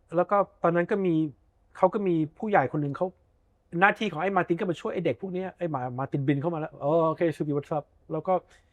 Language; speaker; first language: Thai; early bilingual, heritage; Thai